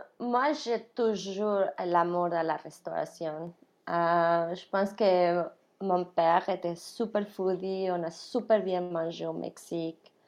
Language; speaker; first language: French; non-native, fluent; Spanish